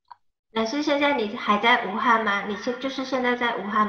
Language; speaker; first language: Chinese; non-native, fluent; Indonesian